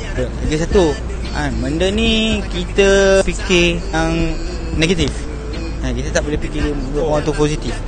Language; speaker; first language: Malay; native; Malay